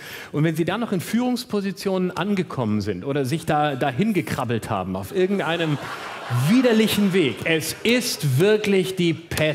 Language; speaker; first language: German; native; German